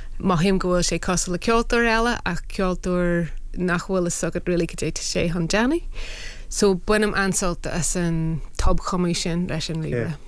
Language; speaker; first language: Irish; non-native, local second language; English